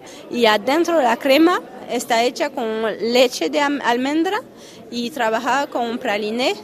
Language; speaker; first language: Spanish; non-native, fluent; French